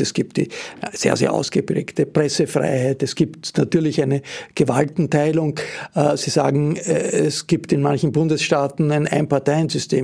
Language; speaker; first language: German; native; German